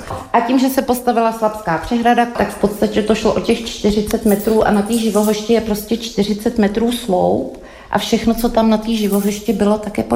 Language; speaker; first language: Czech; native; Czech